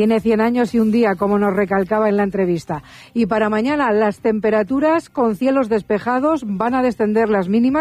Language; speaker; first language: Spanish; native; Spanish